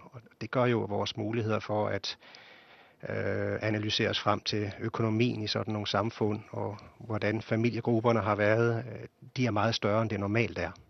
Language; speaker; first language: Danish; native; Danish